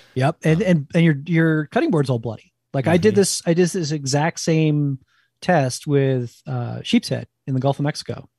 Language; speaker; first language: English; native; English